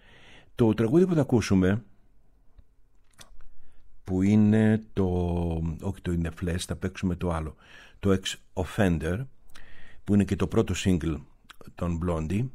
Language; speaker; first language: Greek; native; Greek